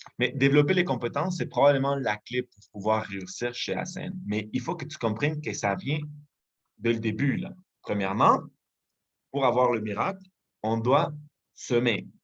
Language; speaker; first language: French; non-native, fluent; Spanish